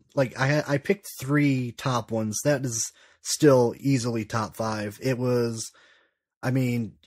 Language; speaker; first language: English; native; English